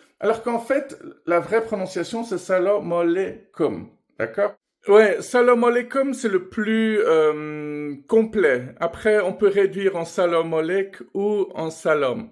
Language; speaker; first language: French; early bilingual, other home language; Persian